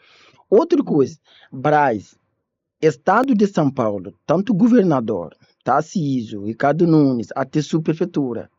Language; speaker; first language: Portuguese; non-native, learner; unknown